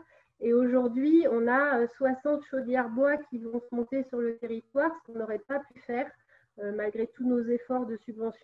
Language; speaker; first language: French; native; French